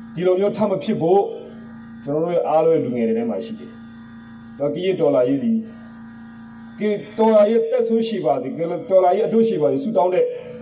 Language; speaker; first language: Burmese; non-native, local second language; S'gaw Karen